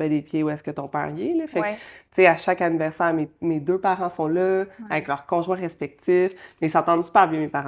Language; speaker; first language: French; native; French